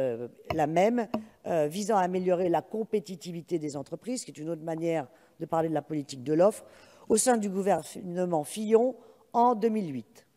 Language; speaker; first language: French; native; French